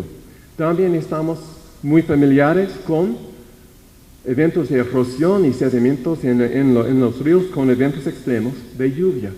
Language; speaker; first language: Spanish; non-native, fluent; English